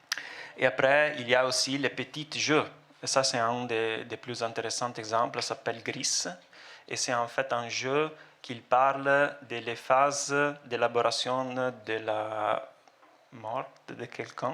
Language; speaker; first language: French; non-native, fluent; Italian